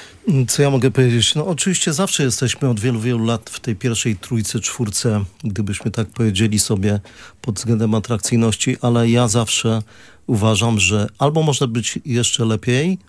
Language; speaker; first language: Polish; native; Polish